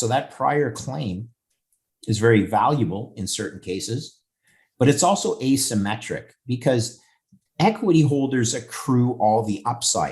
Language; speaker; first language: English; native; English